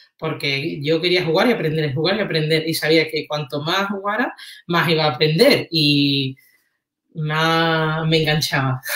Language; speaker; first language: Spanish; native; Spanish